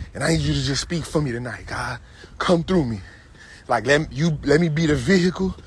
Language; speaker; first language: English; native; English